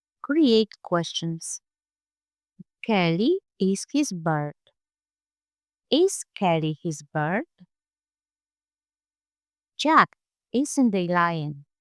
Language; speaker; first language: English; non-native, fluent; Polish